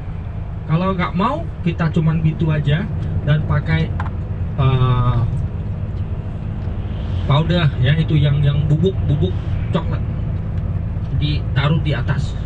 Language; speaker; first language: Indonesian; non-native, learner; Vietnamese